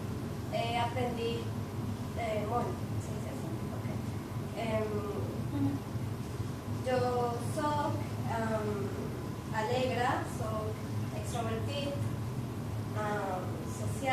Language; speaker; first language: Catalan; non-native, learner; Spanish